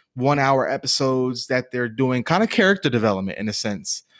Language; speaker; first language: English; native; English